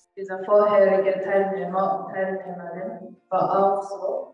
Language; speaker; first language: German; non-native, fluent; Japanese